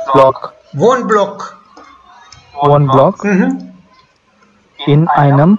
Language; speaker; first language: German; non-native, learner; Hindi